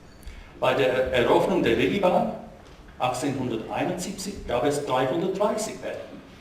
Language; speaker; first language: German; non-native, fluent; English